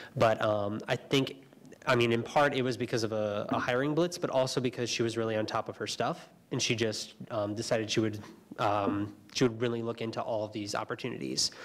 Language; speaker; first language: English; native; English